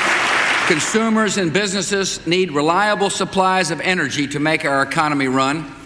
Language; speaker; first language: English; native; English